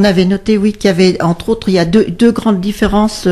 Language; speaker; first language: French; native; French